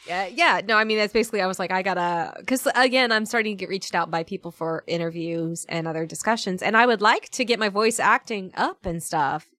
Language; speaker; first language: English; native; English